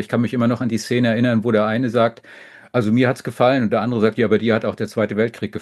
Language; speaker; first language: German; native; German